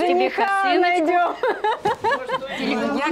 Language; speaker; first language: Russian; non-native, local second language; Romanian